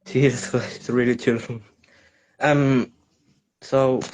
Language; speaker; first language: English; non-native, learner; Spanish